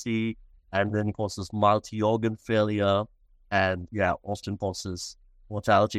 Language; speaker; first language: English; non-native, local second language; Sinhala